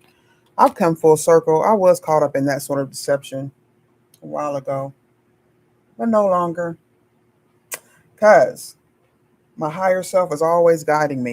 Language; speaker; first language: English; native; English